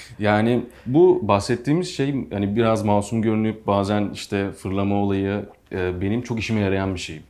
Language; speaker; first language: Turkish; native; Turkish